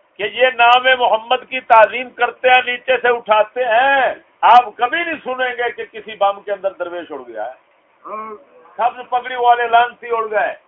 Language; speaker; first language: Urdu; non-native, local second language; Punjabi